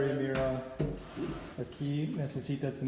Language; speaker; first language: Spanish; non-native, learner; English